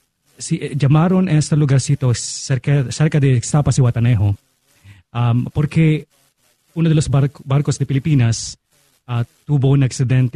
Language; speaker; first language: Spanish; non-native, fluent; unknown